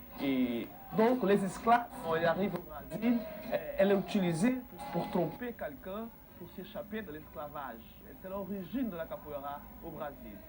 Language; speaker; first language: French; non-native, fluent; Portuguese